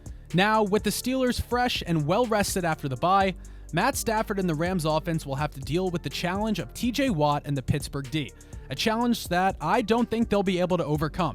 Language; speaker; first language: English; native; English